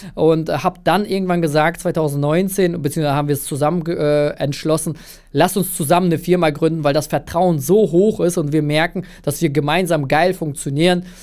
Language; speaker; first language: German; early bilingual, other home language; Russian